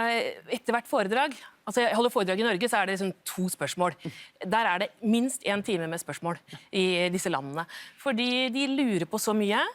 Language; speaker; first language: Norwegian; native; Norwegian